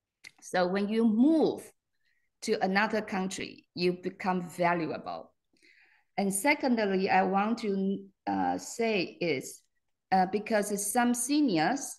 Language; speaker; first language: English; non-native, fluent; Chinese